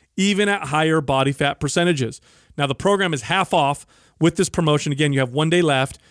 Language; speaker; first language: English; native; English